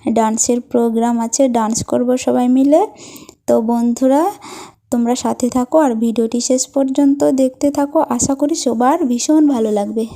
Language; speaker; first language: Bangla; non-native, local second language; Santali